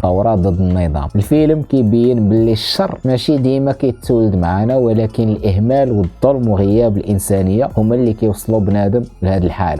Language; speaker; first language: Arabic; native; Arabic